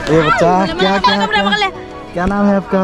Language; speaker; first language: Hindi; non-native, local second language; Assamese